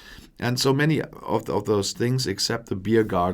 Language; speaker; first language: English; non-native, fluent; German